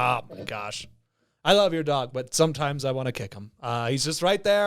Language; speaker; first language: English; native; English